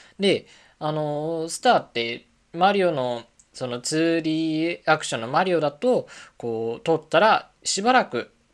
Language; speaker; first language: Japanese; native; Japanese